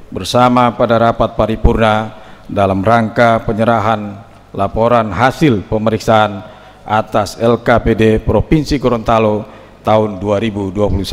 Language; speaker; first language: Indonesian; native; Indonesian